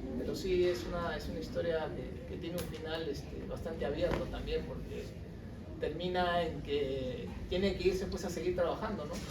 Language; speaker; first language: Spanish; native; Spanish